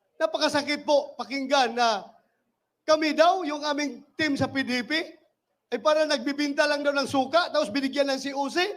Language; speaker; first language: Filipino; non-native, local second language; Cebuano